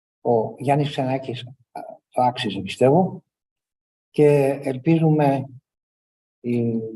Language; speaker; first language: Greek; native; Greek